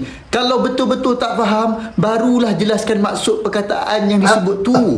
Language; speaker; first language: Malay; native; Malay